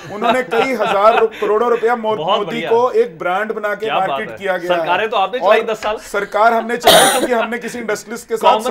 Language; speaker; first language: Hindi; native; Hindi